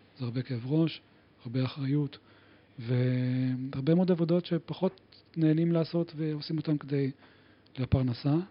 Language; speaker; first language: Hebrew; native; Hebrew